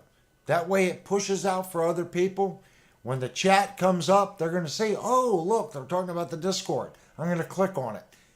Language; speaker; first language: English; native; English